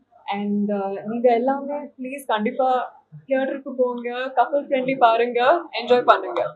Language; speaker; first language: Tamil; non-native, learner; Telugu